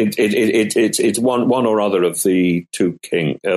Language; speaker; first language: English; native; English